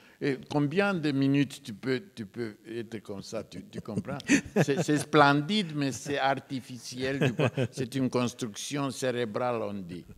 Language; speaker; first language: French; non-native, fluent; Romanian